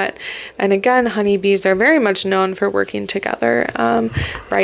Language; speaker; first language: English; native; English